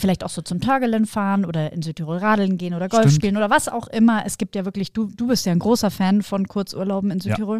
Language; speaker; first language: German; native; German